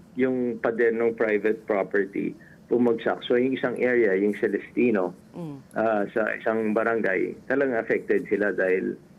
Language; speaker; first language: Filipino; native; Filipino